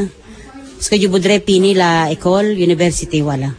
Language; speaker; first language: French; non-native, learner; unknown